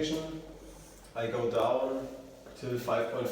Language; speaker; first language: English; non-native, learner; German